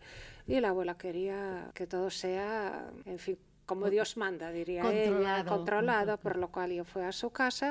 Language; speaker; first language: Spanish; early bilingual, heritage; Spanish